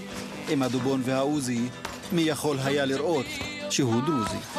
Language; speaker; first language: Hebrew; native; Hebrew